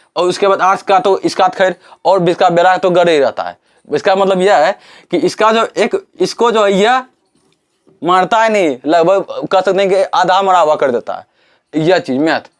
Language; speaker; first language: Hindi; native; Hindi